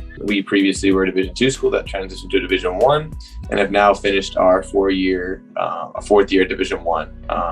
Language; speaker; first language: English; native; English